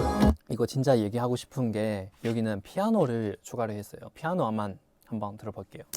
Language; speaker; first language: Korean; non-native, fluent; Chinese